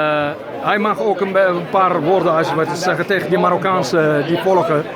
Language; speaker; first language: Dutch; early bilingual, other home language; Arabic